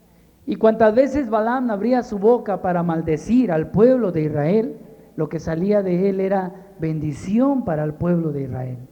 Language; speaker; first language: Spanish; native; Spanish